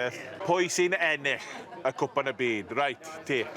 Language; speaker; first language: Welsh; non-native, local second language; English